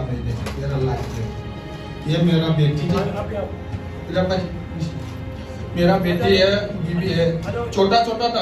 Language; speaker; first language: Hindi; non-native, local second language; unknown